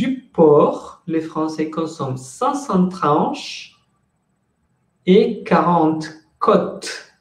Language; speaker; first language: French; non-native, fluent; Spanish